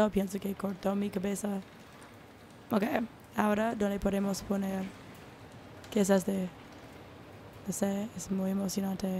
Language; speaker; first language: Spanish; non-native, learner; English